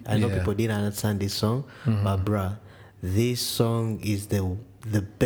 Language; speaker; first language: English; non-native, local second language; Ganda